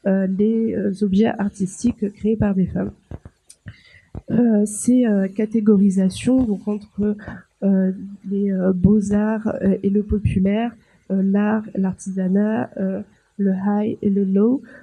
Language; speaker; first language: French; native; French